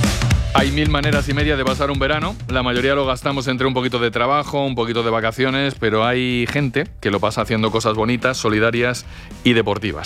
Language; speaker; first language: Spanish; native; Spanish